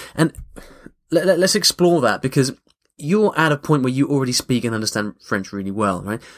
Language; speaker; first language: English; native; English